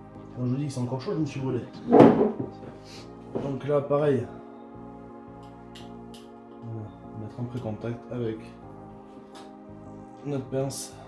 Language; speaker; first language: French; native; French